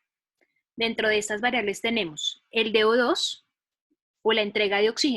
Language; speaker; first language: Spanish; native; Spanish